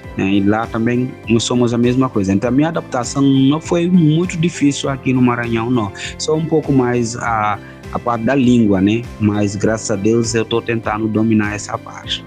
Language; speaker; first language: Portuguese; non-native, fluent; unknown